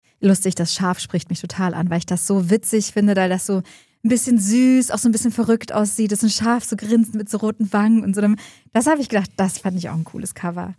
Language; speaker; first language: German; native; German